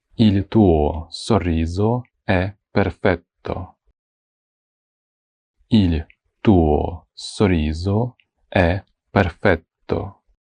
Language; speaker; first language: Italian; non-native, fluent; Ukrainian